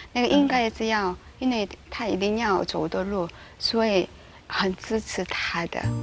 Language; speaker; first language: Chinese; non-native, learner; Korean